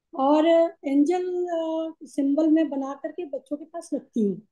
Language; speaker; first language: Hindi; native; Hindi